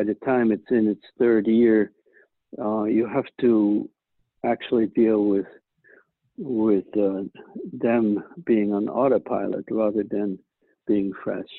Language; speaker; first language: English; non-native, fluent; Swiss German